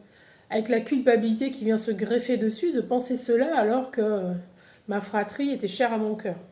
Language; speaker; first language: French; native; French